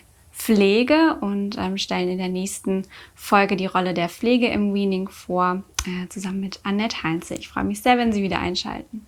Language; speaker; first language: German; native; German